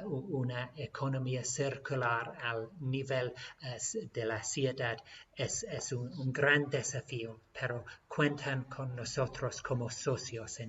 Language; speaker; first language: Spanish; non-native, fluent; English